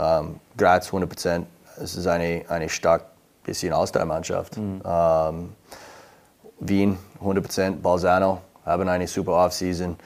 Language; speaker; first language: German; non-native, learner; English